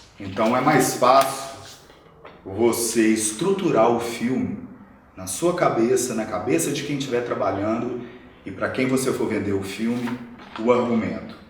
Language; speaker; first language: Portuguese; native; Portuguese